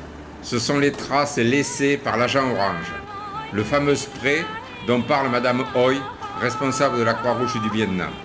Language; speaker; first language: French; native; French